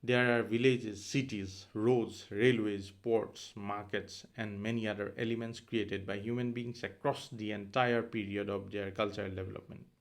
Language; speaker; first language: English; non-native, local second language; Assamese